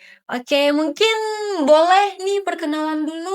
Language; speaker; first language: Indonesian; native; Indonesian